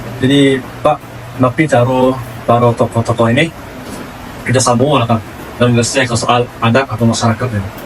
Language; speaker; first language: Malay; non-native, local second language; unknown